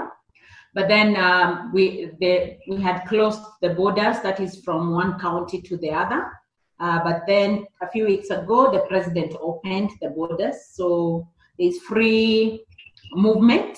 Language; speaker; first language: English; non-native, local second language; Kikuyu